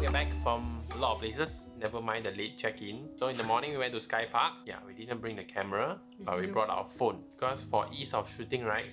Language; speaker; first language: English; native; English